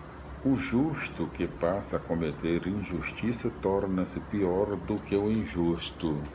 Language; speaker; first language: Portuguese; native; Portuguese